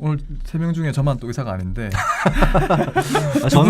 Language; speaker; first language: Korean; native; Korean